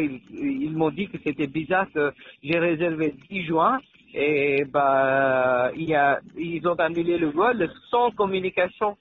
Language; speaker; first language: French; non-native, learner; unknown